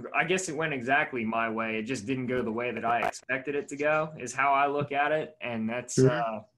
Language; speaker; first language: English; native; English